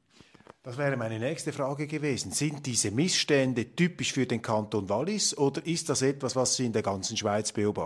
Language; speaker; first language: German; native; German